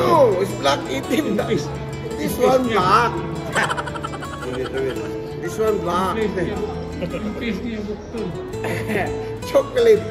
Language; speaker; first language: English; non-native, learner; Filipino